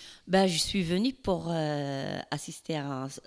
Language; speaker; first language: French; non-native, learner; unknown